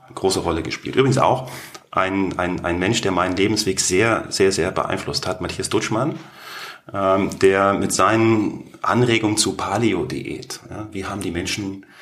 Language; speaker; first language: German; native; German